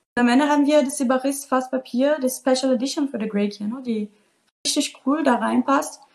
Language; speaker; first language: German; non-native, fluent; Portuguese